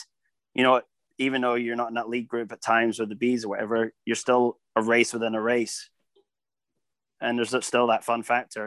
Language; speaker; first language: English; native; English